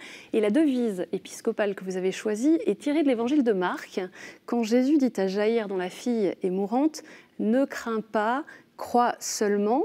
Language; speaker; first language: French; native; French